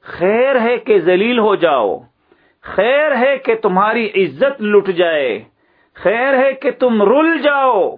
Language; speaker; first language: Urdu; native; Urdu